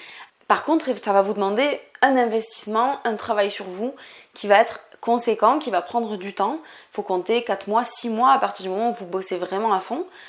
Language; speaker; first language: French; native; French